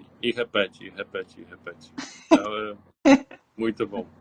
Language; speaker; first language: Portuguese; non-native, learner; Polish